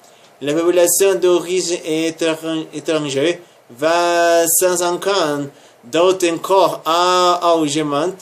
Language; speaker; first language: French; non-native, learner; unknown